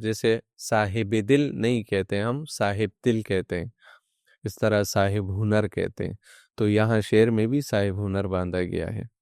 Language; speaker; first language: Urdu; non-native, local second language; Pashto